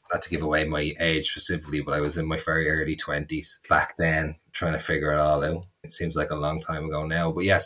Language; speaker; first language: English; native; English